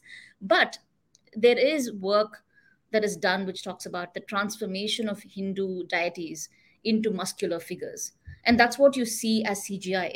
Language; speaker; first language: English; non-native, local second language; Tamil